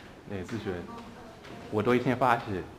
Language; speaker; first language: Chinese; non-native, fluent; English